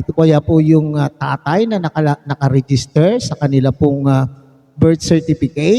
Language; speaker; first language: Filipino; native; Filipino